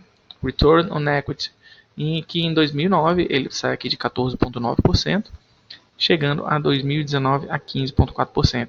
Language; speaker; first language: Portuguese; native; Portuguese